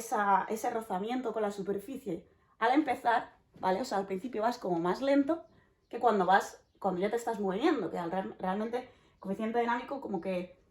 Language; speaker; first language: Spanish; native; Spanish